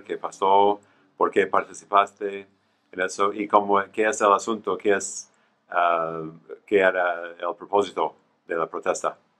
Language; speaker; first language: Spanish; non-native, fluent; English